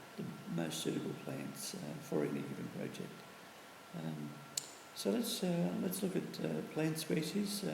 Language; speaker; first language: English; native; English